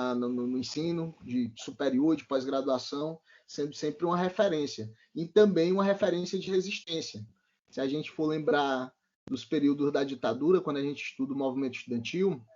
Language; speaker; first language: Portuguese; native; Portuguese